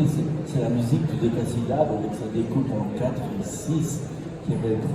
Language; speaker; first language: French; native; French